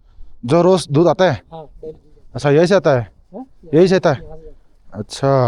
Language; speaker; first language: Hindi; non-native, local second language; Mizo